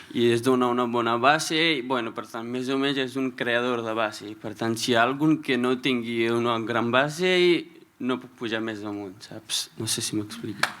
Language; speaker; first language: Catalan; non-native, fluent; Punjabi